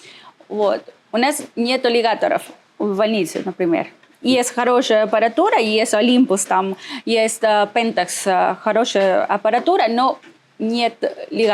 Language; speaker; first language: Russian; non-native, learner; Spanish